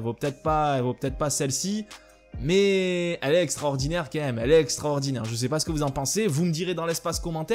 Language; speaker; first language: French; native; French